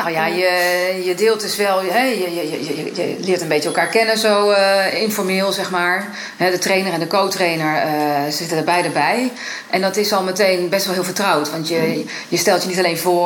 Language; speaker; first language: Dutch; native; Dutch